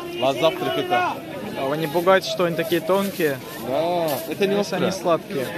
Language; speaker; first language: Russian; early bilingual, heritage; Russian